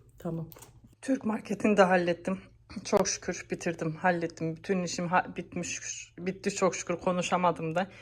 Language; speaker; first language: Turkish; early bilingual, heritage; Turkish